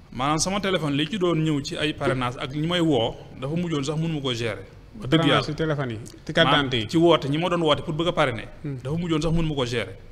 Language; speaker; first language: Wolof; native; Wolof